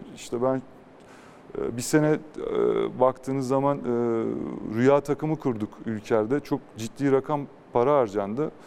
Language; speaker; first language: Turkish; native; Turkish